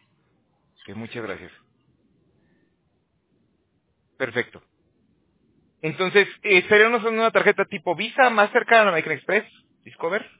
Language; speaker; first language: Spanish; native; Spanish